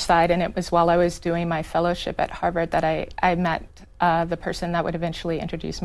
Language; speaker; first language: English; native; English